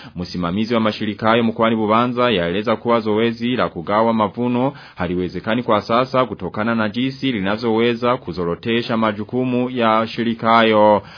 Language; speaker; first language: Swahili; non-native, local second language; Rundi